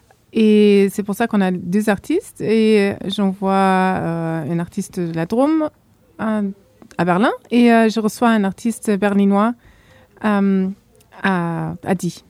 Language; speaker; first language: French; non-native, fluent; German